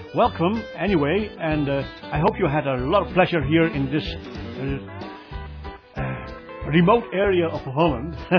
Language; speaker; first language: English; non-native, fluent; Dutch